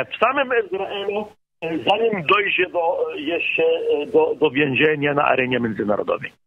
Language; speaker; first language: Polish; non-native, fluent; Arabic